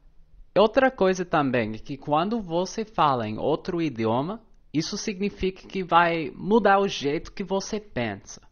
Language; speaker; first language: Portuguese; non-native, fluent; English